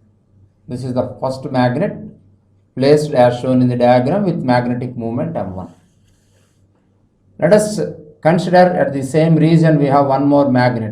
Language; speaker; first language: English; non-native, local second language; Telugu